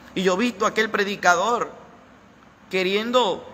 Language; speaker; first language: Spanish; native; Spanish